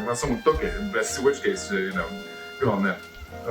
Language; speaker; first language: English; native; English